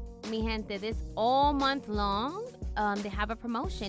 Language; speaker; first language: English; early bilingual, other home language; Spanish